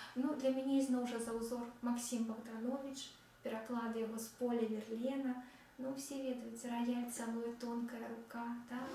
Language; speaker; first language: Belarusian; non-native, local second language; Russian